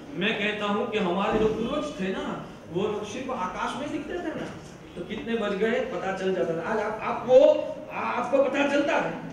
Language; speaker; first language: Hindi; non-native, local second language; Gujarati